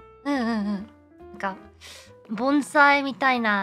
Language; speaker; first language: Japanese; non-native, learner; English